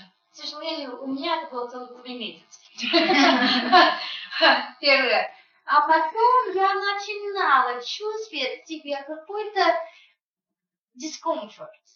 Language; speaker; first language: Russian; non-native, fluent; English